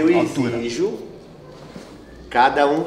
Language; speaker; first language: Portuguese; native; Portuguese